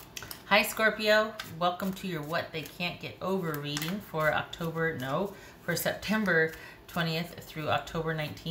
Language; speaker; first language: English; native; English